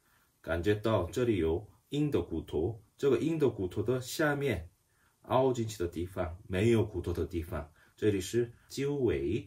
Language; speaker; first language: Chinese; non-native, fluent; Korean